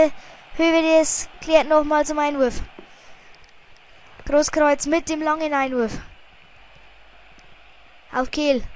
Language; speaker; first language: German; native; German